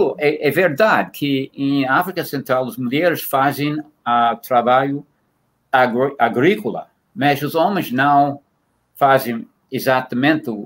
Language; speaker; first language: Portuguese; non-native, fluent; English